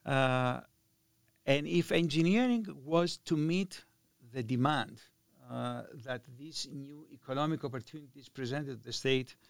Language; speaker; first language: English; non-native, fluent; Greek